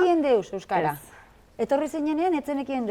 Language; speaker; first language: Basque; native; Basque